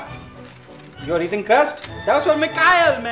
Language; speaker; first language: English; non-native, local second language; Urdu